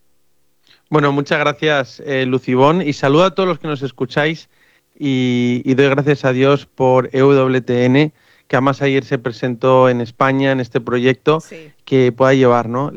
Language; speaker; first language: Spanish; native; Spanish